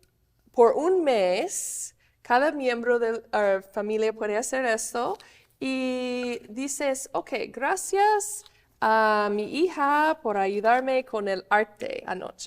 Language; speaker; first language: Spanish; non-native, fluent; English